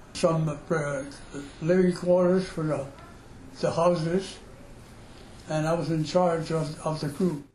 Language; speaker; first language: English; non-native, fluent; French